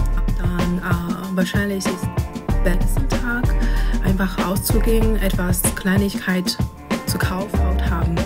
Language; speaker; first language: German; non-native, learner; Chinese